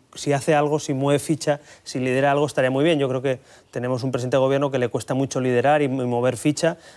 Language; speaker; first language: Spanish; native; Spanish